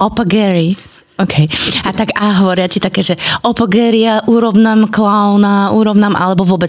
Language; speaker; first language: Slovak; native; Slovak